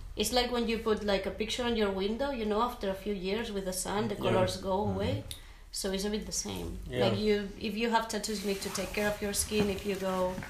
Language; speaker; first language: English; non-native, fluent; Spanish